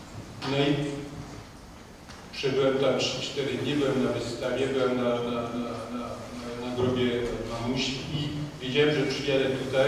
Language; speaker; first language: Polish; early bilingual, heritage; French